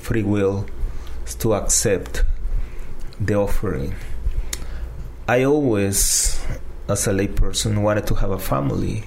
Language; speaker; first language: English; non-native, fluent; Spanish